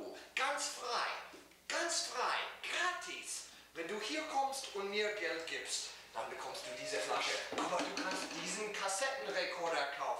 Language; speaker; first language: German; non-native, learner; English